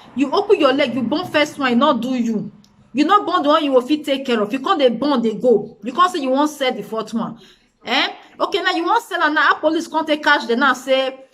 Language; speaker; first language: Nigerian Pidgin; native; Nigerian Pidgin